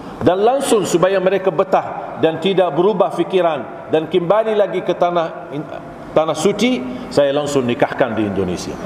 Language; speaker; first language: Malay; non-native, fluent; Arabic